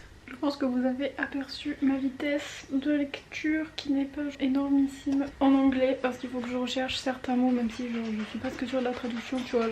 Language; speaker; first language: French; native; French